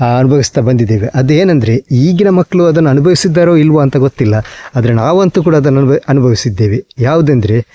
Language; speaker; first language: Kannada; non-native, local second language; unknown